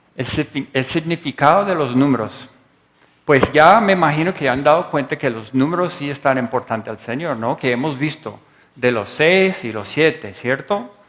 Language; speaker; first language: Spanish; non-native, fluent; English